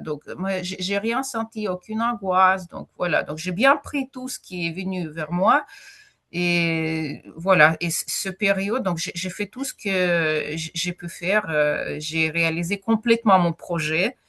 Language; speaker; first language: French; non-native, fluent; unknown